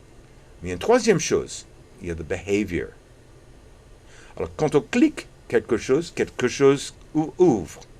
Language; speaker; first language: French; early bilingual, heritage; English